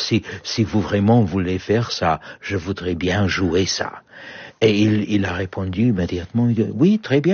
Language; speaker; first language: French; non-native, fluent; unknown